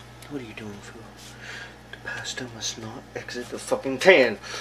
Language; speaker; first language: English; native; English